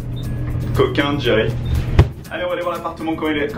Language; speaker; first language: French; native; French